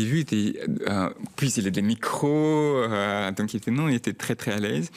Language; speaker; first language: French; non-native, fluent; Chechen